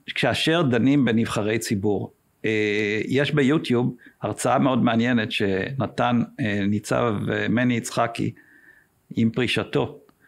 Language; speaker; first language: Hebrew; native; Hebrew